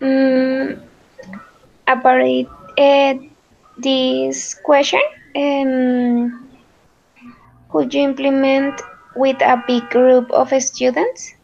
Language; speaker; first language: English; non-native, learner; Spanish